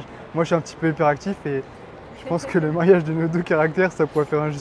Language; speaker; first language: French; native; French